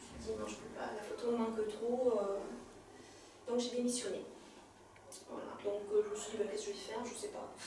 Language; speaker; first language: French; native; French